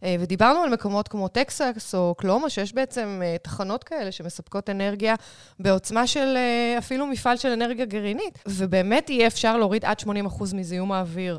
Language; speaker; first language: Hebrew; native; Hebrew